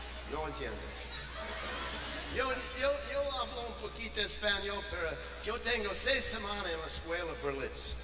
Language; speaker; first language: Spanish; non-native, learner; English